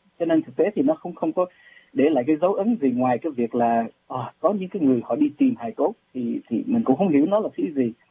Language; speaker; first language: Vietnamese; native; Vietnamese